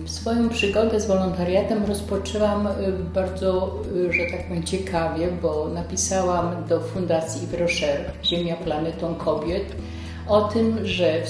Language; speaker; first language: Polish; native; Polish